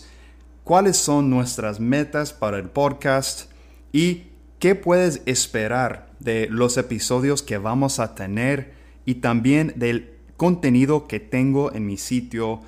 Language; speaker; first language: Spanish; non-native, fluent; English